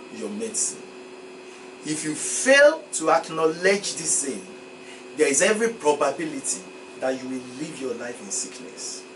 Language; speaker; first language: English; non-native, local second language; Yoruba